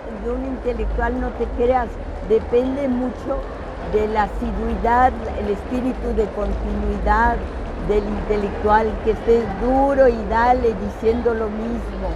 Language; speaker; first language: Spanish; early bilingual, other home language; French